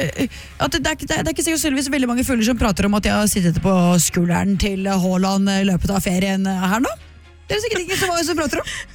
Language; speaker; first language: Norwegian; native; Norwegian